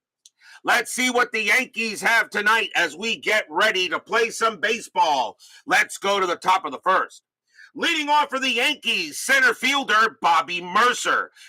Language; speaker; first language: English; native; English